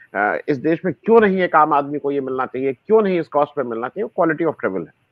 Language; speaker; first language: Hindi; native; Hindi